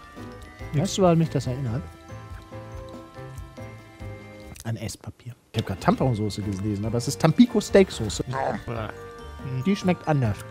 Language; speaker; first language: German; native; German